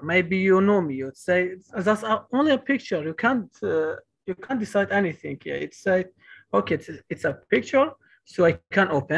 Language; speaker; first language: English; non-native, learner; Kurdish